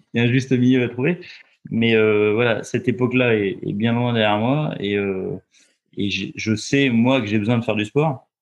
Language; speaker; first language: French; native; French